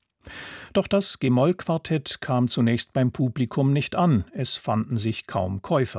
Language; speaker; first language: German; native; German